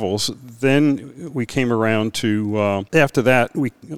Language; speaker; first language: English; native; English